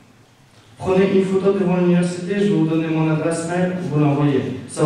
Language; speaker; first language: French; non-native, fluent; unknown